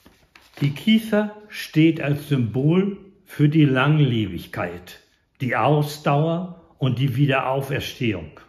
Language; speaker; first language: German; native; German